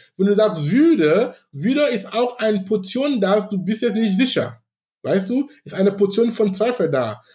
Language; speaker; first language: German; non-native, fluent; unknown